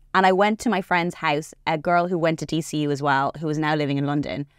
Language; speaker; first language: English; native; English